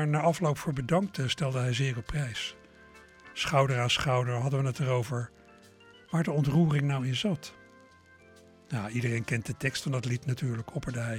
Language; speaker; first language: Dutch; native; Dutch